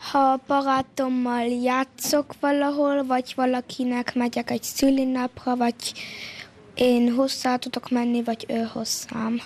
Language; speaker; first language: Hungarian; early bilingual, heritage; Hungarian